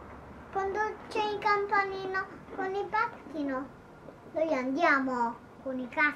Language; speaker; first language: Italian; early bilingual, heritage; Italian